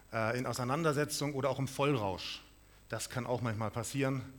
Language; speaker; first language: German; native; German